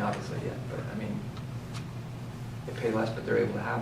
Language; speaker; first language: English; native; English